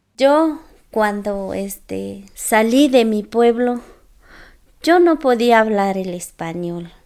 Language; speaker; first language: Spanish; non-native, local second language; Zapotec